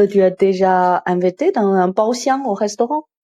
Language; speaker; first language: French; non-native, fluent; Chinese